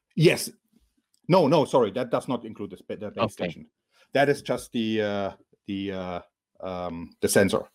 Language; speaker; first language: English; non-native, fluent; German